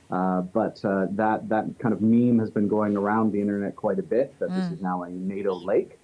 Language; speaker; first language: English; native; English